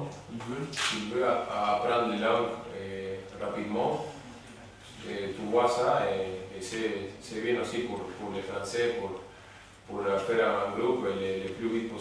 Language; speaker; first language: French; non-native, learner; Spanish